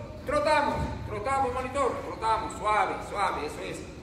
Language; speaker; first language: Spanish; native; Spanish